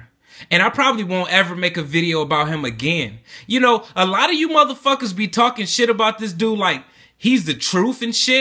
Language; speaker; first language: English; native; English